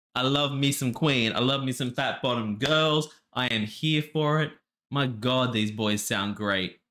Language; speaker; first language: English; native; English